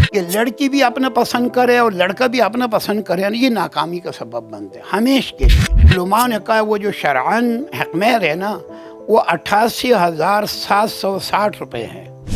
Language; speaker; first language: Urdu; non-native, local second language; Pashto